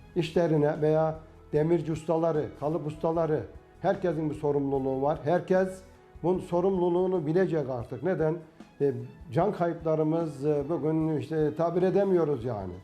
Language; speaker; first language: Turkish; native; Turkish